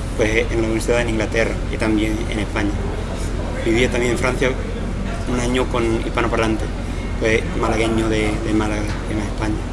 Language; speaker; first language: Spanish; non-native, fluent; English